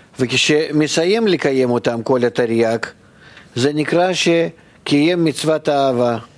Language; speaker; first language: Hebrew; non-native, fluent; Russian